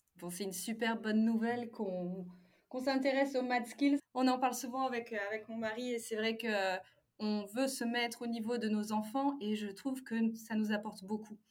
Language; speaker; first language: French; native; French